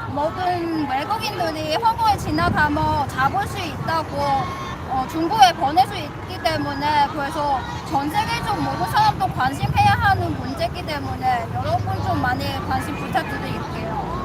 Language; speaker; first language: Korean; non-native, learner; Cantonese